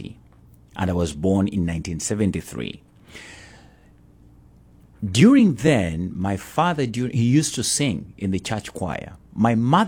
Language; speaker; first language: English; non-native, local second language; Ganda